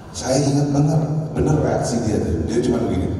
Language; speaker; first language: Indonesian; native; Indonesian